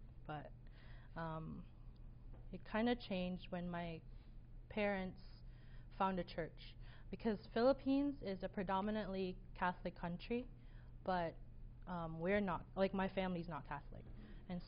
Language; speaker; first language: English; early bilingual, other home language; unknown